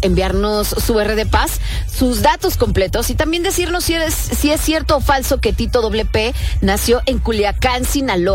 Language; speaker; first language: Spanish; native; Spanish